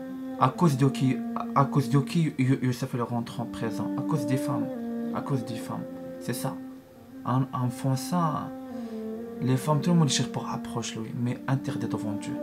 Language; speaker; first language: French; non-native, learner; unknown